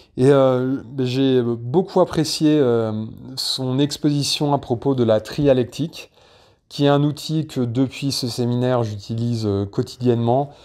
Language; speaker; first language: French; native; French